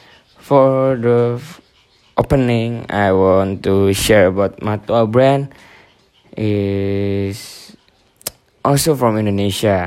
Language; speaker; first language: English; non-native, learner; Indonesian